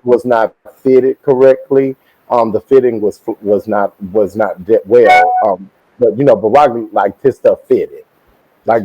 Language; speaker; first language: English; native; English